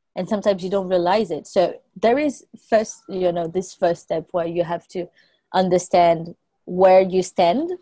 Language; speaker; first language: English; non-native, fluent; French